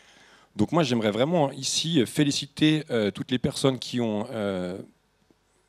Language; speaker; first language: French; native; French